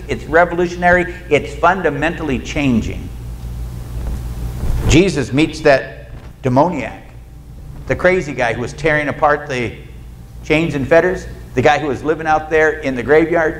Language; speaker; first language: English; native; English